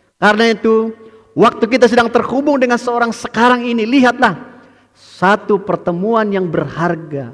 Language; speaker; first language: Indonesian; native; Indonesian